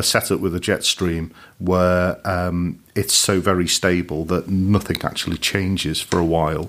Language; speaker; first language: English; native; English